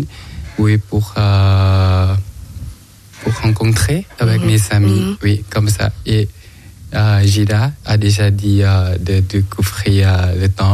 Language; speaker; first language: French; non-native, learner; Thai